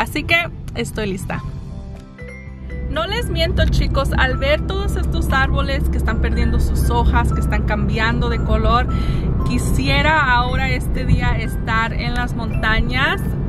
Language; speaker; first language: Spanish; early bilingual, heritage; Spanish